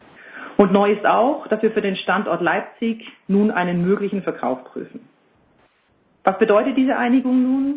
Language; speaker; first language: German; native; German